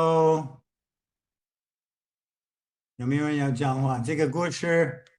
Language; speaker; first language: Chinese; non-native, fluent; English